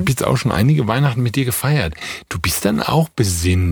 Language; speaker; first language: German; native; German